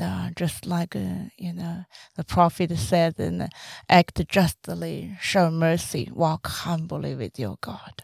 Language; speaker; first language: English; non-native, fluent; Chinese